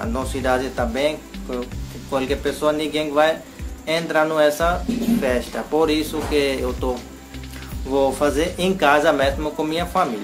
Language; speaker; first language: Portuguese; non-native, learner; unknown